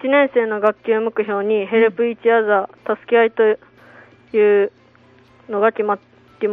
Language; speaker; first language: Japanese; native; Japanese